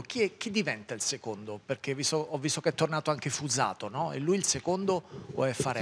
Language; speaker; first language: Italian; native; Italian